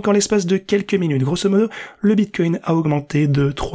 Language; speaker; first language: French; native; French